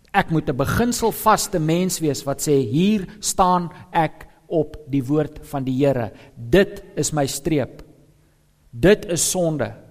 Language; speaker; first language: Afrikaans; non-native, local second language; English